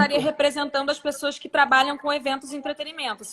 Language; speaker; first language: Portuguese; native; Portuguese